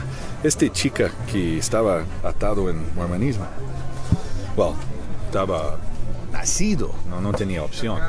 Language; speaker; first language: Spanish; non-native, learner; English